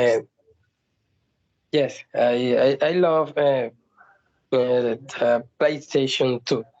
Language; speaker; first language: English; non-native, learner; Spanish